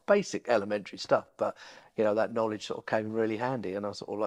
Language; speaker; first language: English; native; English